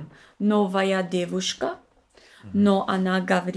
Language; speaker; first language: Russian; non-native, learner; English